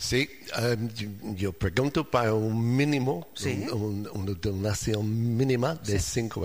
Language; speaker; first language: Spanish; non-native, learner; English